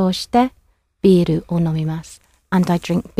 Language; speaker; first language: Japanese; non-native, fluent; English